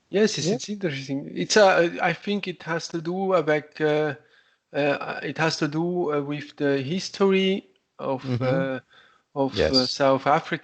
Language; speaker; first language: English; non-native, learner; Italian